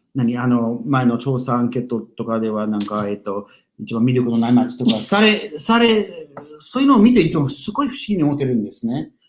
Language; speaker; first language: Japanese; non-native, fluent; English